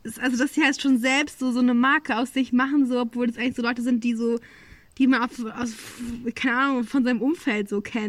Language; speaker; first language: German; native; German